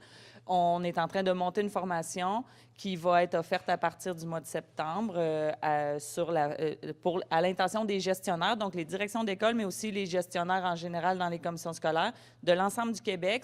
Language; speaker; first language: French; native; French